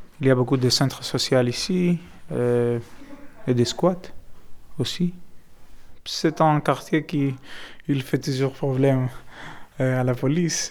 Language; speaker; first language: French; non-native, learner; Greek